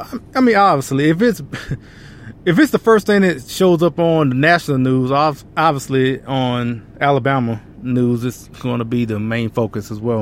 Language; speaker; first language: English; native; English